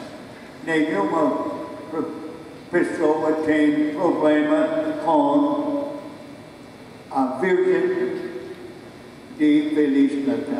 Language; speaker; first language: Portuguese; non-native, fluent; English